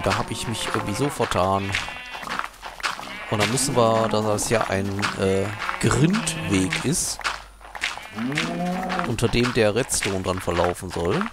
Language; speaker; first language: German; native; German